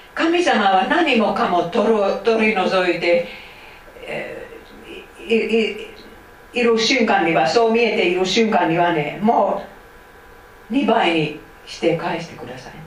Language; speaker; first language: Japanese; non-native, fluent; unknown